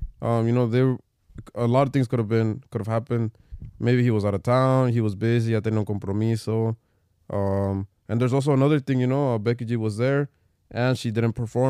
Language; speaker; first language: English; early bilingual, other home language; Spanish